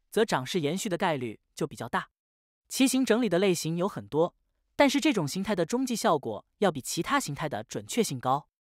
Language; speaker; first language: Chinese; native; Chinese